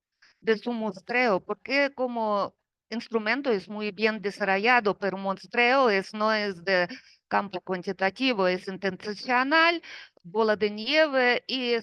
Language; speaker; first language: Spanish; non-native, fluent; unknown